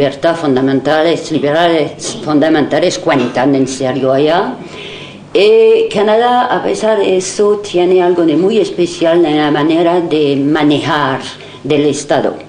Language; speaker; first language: Spanish; non-native, fluent; French